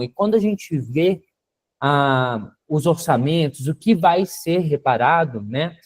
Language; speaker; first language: Portuguese; native; Portuguese